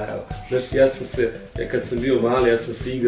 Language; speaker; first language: Bosnian; native; Bosnian